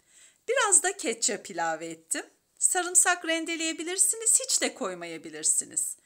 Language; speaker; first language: Turkish; native; Turkish